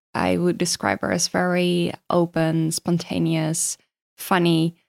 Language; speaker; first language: English; non-native, fluent; Dutch